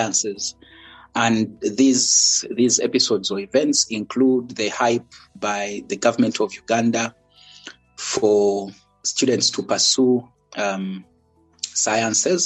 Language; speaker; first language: English; non-native, local second language; Ganda